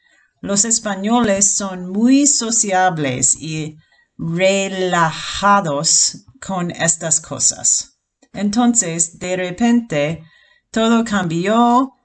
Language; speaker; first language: Spanish; non-native, fluent; English